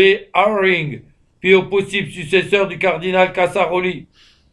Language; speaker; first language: French; native; French